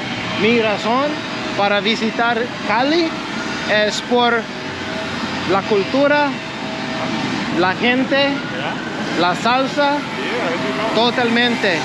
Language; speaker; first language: Spanish; non-native, learner; English